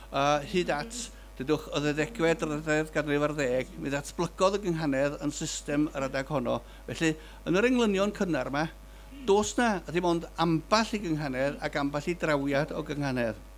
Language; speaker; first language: Welsh; native; Welsh